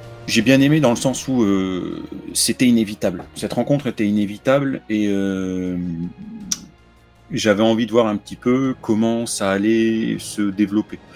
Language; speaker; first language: French; native; French